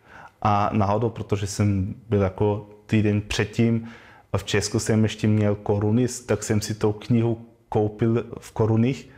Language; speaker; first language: Czech; non-native, learner; German